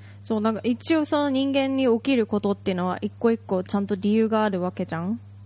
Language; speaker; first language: Japanese; early bilingual, heritage; Japanese